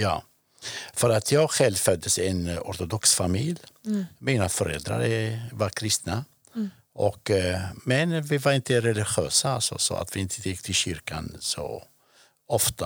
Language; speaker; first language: Swedish; non-native, fluent; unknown